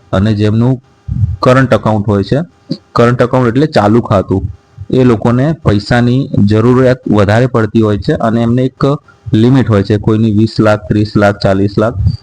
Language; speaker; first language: Gujarati; native; Gujarati